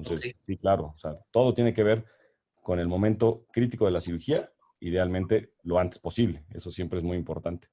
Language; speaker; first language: Spanish; native; Spanish